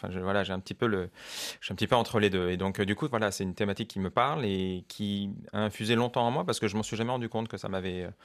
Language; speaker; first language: French; native; French